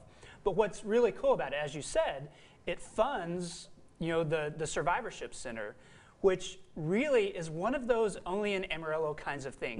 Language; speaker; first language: English; native; English